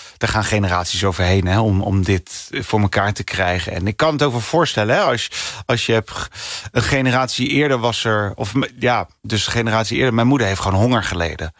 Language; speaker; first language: Dutch; early bilingual, other home language; Punjabi